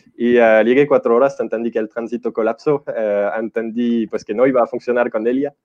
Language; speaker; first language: Spanish; non-native, fluent; French